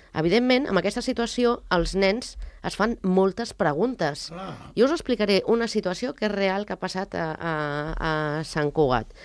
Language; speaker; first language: Catalan; native; Catalan